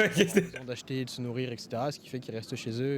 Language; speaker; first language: French; native; French